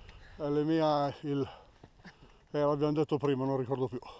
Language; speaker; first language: Italian; native; Italian